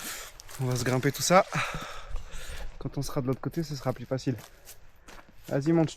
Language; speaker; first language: French; native; French